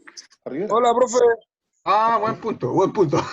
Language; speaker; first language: Spanish; native; Spanish